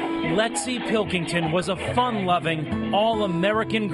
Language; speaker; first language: English; native; English